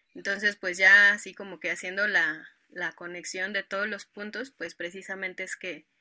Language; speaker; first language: Spanish; native; Spanish